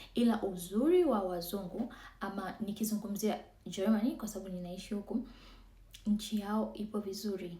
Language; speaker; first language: Swahili; native; Swahili